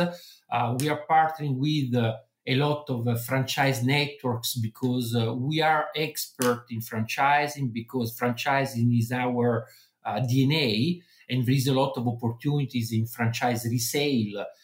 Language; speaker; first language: English; non-native, fluent; Italian